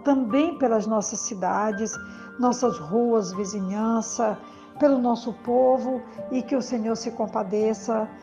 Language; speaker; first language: Portuguese; native; Portuguese